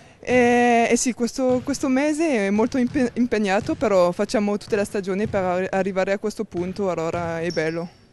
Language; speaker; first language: Italian; non-native, fluent; French